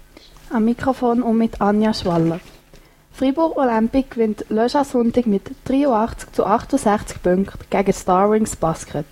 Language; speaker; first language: German; non-native, learner; French